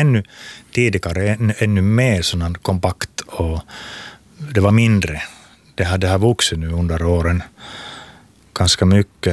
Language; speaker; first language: Swedish; non-native, local second language; Finnish